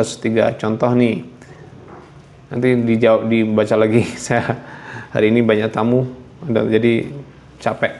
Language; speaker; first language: Indonesian; non-native, local second language; Javanese